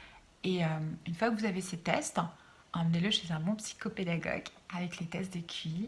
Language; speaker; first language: French; native; French